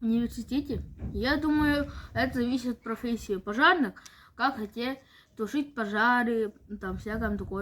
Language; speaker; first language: Russian; non-native, local second language; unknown